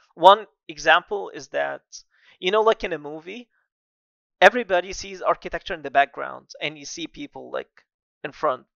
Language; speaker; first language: English; non-native, fluent; Arabic